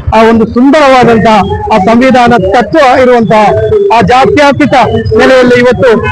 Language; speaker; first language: Kannada; non-native, local second language; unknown